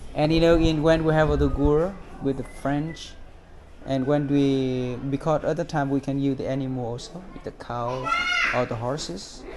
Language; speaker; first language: English; non-native, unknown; Vietnamese